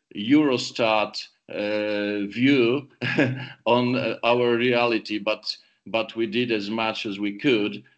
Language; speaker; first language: English; non-native, fluent; Polish